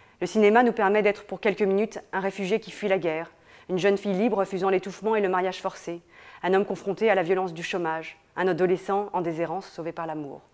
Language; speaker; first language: French; native; French